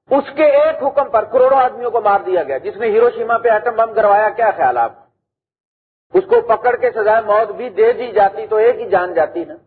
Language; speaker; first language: Urdu; non-native, local second language; Punjabi